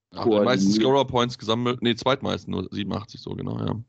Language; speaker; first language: German; native; German